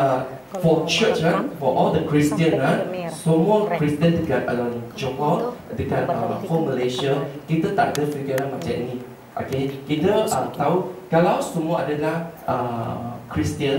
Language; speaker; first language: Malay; non-native, local second language; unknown